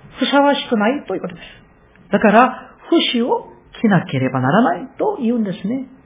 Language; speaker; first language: Japanese; non-native, fluent; Korean